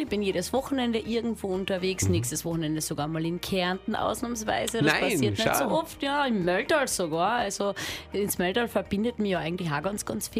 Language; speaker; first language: German; native; German